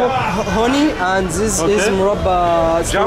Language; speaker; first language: English; non-native, learner; Arabic